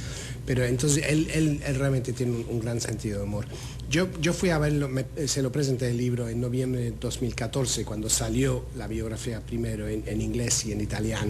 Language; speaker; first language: Spanish; non-native, fluent; English